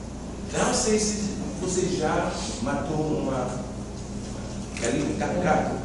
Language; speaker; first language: Portuguese; non-native, fluent; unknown